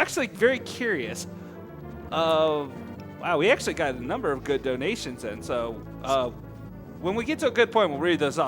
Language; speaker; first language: English; native; English